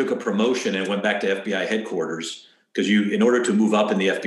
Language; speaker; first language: English; early bilingual, other home language; Spanish